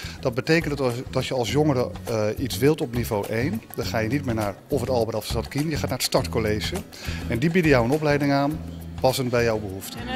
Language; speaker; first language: Dutch; native; Dutch